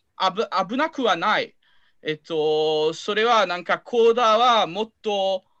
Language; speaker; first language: Japanese; non-native, learner; French